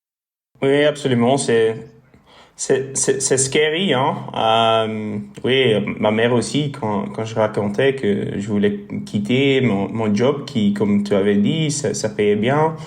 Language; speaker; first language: French; non-native, local second language; Dutch